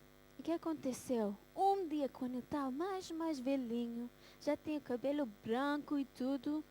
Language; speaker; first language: Portuguese; early bilingual, heritage; Portuguese